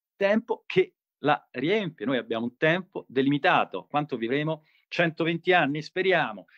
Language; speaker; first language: Italian; native; Italian